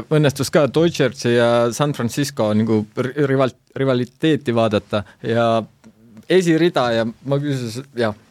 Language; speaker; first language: Estonian; native; Estonian